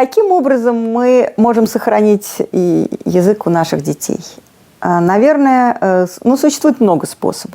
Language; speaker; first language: Russian; native; Russian